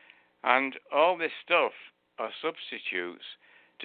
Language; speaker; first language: English; native; English